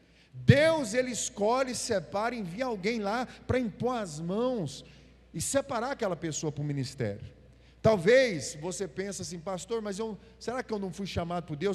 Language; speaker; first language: Portuguese; native; Portuguese